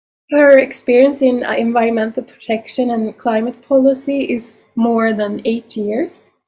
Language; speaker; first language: English; non-native, fluent; Swedish